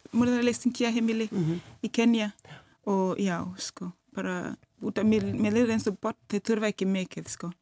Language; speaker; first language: Icelandic; non-native, fluent; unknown